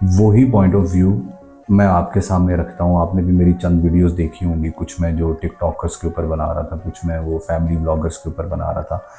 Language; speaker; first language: Urdu; native; Urdu